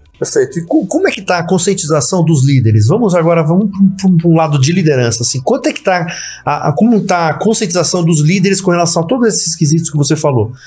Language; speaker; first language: Portuguese; native; Portuguese